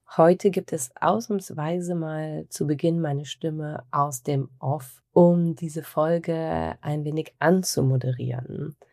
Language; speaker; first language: German; native; German